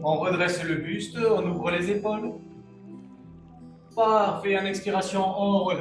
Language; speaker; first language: French; native; French